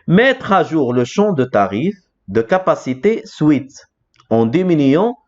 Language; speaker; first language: French; non-native, local second language; Arabic